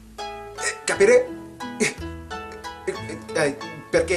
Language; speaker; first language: Italian; non-native, learner; English